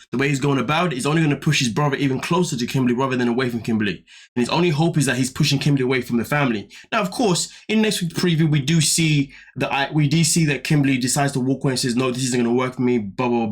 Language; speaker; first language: English; native; English